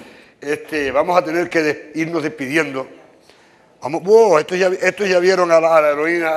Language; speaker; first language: Spanish; native; Spanish